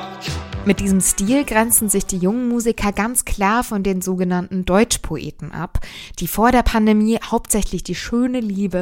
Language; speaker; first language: German; native; German